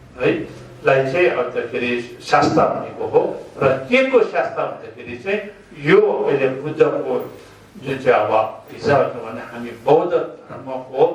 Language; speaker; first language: Nepali; non-native, local second language; Sherpa